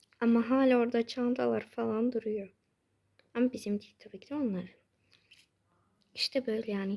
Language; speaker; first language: Turkish; early bilingual, heritage; Turkish